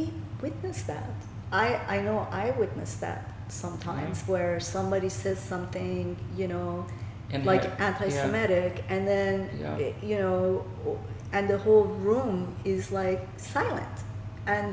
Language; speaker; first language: English; non-native, fluent; Persian